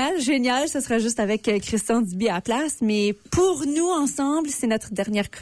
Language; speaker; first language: French; native; French